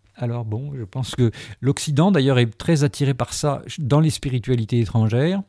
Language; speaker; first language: French; native; French